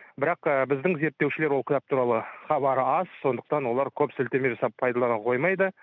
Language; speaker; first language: Kazakh; native; Kazakh